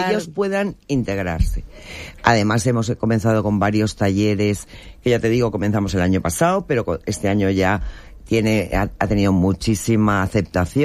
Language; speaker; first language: Spanish; native; Spanish